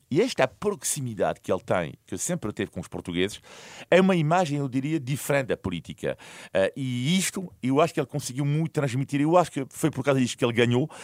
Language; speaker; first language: Portuguese; non-native, fluent; French